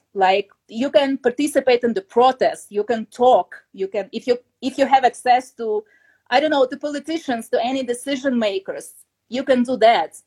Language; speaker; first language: English; non-native, fluent; Ukrainian